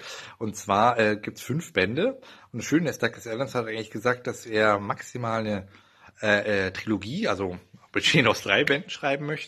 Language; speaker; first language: German; native; German